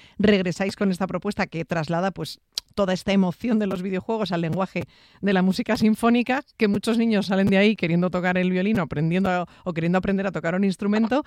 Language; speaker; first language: Spanish; native; Spanish